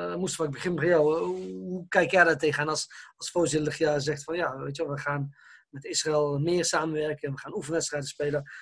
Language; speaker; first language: Dutch; early bilingual, other home language; Arabic